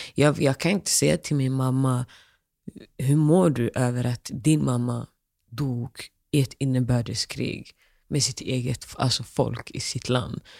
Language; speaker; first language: Swedish; early bilingual, other home language; Somali